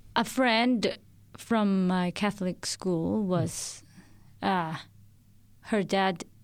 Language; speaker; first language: English; non-native, local second language; Filipino